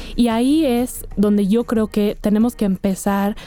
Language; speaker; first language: Spanish; non-native, fluent; English